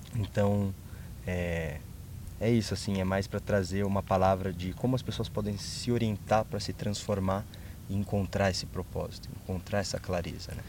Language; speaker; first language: Portuguese; native; Portuguese